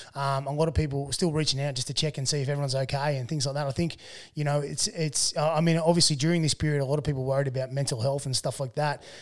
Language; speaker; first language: English; native; English